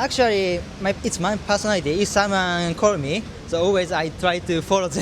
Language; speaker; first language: English; non-native, learner; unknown